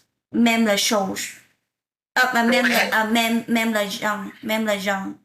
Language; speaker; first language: French; non-native, learner; Vietnamese